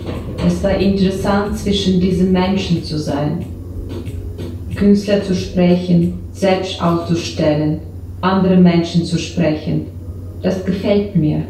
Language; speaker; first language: German; non-native, learner; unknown